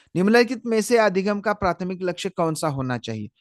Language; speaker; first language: Hindi; non-native, local second language; Marathi